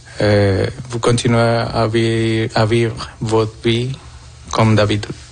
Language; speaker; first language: French; non-native, fluent; Spanish